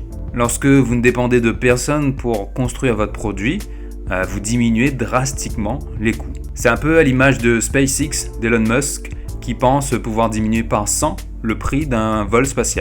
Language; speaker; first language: French; native; French